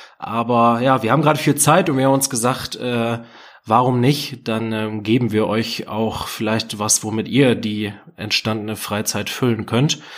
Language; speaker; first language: German; native; German